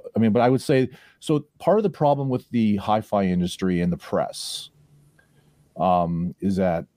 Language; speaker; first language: English; native; English